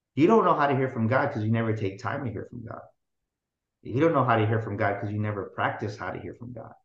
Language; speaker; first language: English; native; English